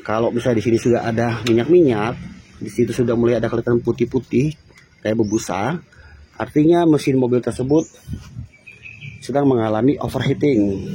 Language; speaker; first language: Indonesian; native; Indonesian